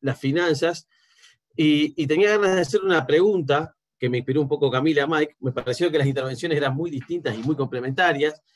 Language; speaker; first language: Spanish; native; Spanish